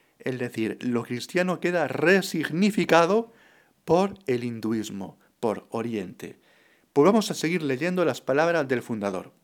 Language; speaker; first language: Spanish; native; Spanish